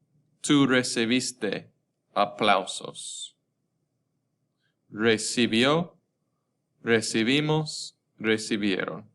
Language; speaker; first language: Spanish; non-native, fluent; English